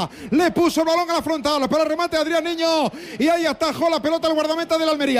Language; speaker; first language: Spanish; native; Spanish